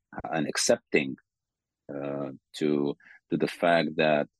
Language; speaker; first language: English; non-native, fluent; Arabic